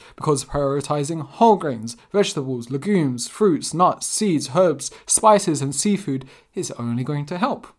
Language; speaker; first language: English; native; English